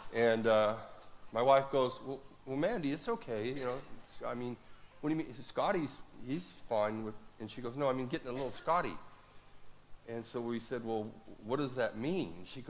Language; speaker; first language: English; native; English